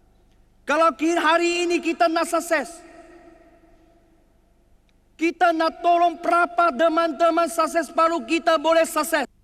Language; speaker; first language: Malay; non-native, learner; Chinese